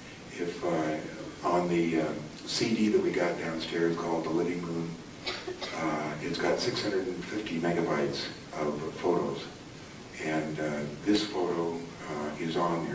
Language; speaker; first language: English; native; English